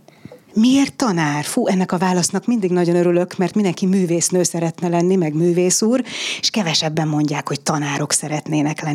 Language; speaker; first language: Hungarian; native; Hungarian